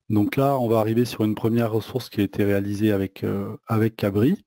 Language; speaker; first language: French; native; French